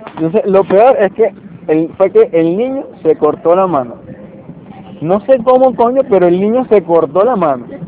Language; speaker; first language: Spanish; native; Spanish